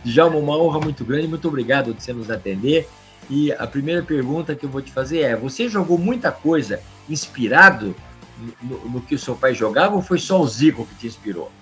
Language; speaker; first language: Portuguese; native; Portuguese